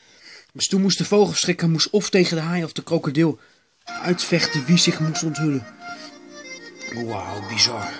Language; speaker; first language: Dutch; native; Dutch